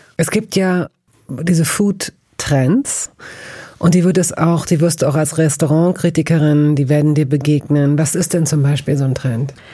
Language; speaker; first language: German; native; German